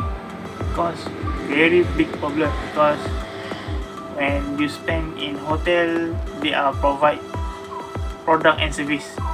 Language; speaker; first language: English; non-native, learner; Malay